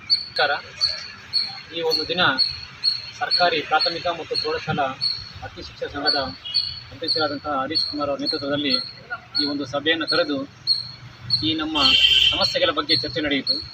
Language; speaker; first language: Kannada; native; Kannada